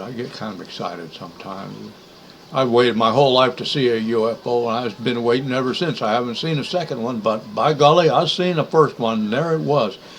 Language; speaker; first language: English; native; English